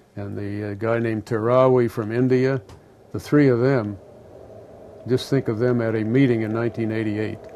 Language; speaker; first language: English; native; English